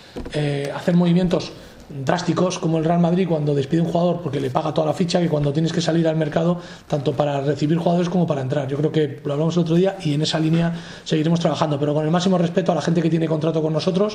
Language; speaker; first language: Spanish; native; Spanish